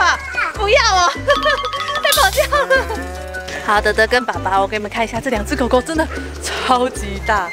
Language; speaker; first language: Chinese; native; Chinese